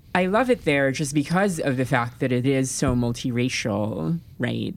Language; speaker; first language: English; non-native, local second language; Filipino